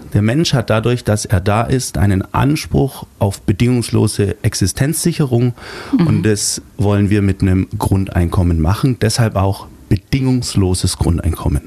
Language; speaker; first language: German; native; German